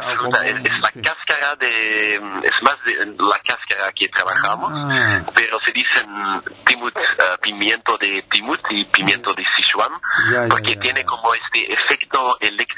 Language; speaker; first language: Spanish; non-native, fluent; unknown